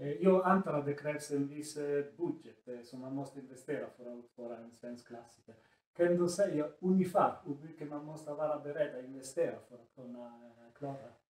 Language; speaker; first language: Swedish; non-native, fluent; Italian